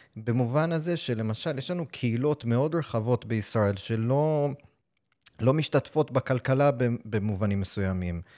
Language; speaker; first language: Hebrew; non-native, fluent; English